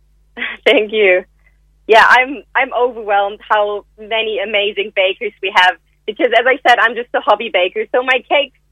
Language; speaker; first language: English; non-native, fluent; German